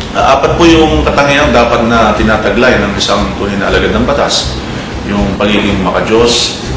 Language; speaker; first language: Filipino; non-native, local second language; Romany